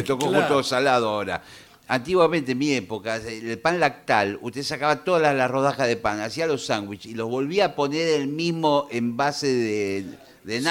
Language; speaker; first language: Spanish; native; Spanish